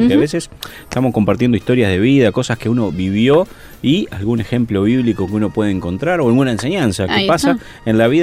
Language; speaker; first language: Spanish; native; Spanish